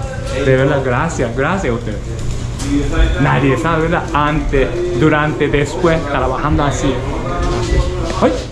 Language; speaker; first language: Spanish; non-native, learner; Japanese